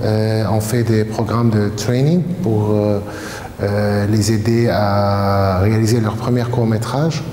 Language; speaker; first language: French; non-native, fluent; Arabic